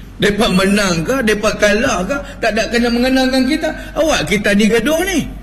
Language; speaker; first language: Malay; native; Malay